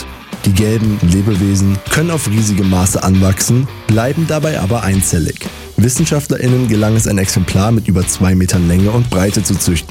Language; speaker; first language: German; native; German